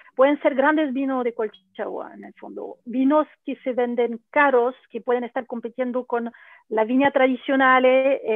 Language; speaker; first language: Spanish; non-native, fluent; French